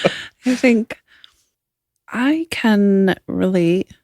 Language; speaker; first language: English; native; English